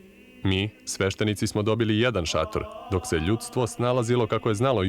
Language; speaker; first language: Bosnian; native; Bosnian